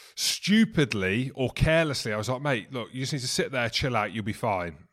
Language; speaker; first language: English; native; English